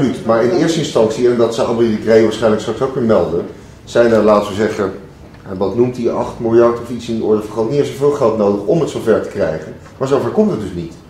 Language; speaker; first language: Dutch; native; Dutch